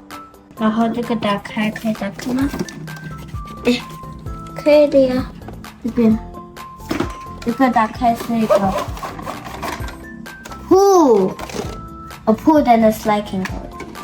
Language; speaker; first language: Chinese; early bilingual, heritage; Chinese